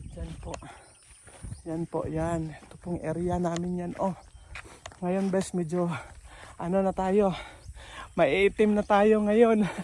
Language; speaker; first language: Filipino; non-native, local second language; Cebuano